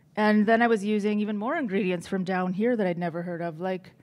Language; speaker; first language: English; native; English